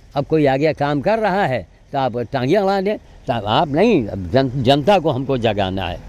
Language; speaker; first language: Hindi; native; Hindi